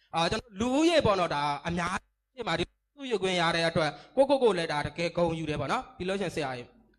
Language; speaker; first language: Burmese; native; Burmese